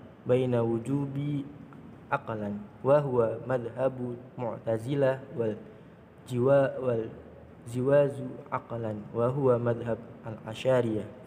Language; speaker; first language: Arabic; non-native, learner; Indonesian